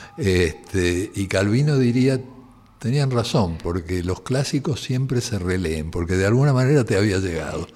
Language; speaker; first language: Spanish; native; Spanish